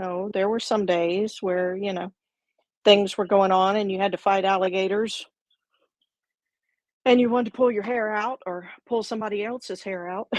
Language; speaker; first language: English; native; English